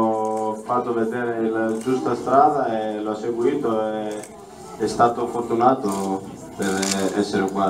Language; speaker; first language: Italian; non-native, learner; Greek